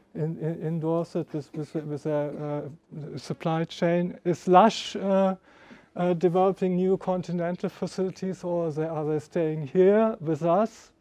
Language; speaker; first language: English; non-native, fluent; German